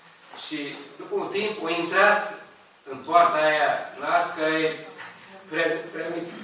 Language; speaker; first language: Romanian; non-native, learner; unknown